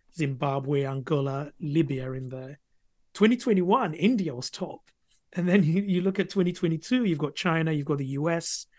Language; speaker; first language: English; non-native, local second language; Akan